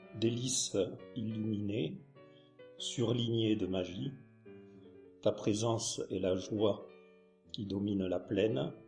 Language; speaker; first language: French; native; French